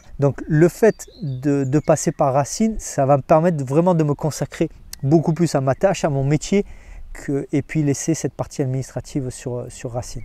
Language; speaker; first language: French; native; French